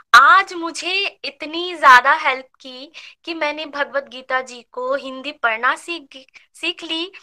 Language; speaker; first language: Hindi; non-native, local second language; Bangla